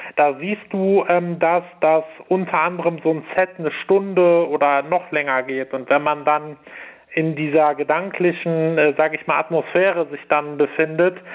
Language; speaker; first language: German; native; German